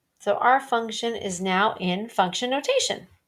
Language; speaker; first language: English; native; English